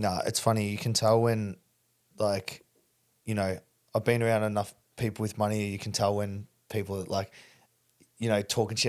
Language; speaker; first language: English; native; English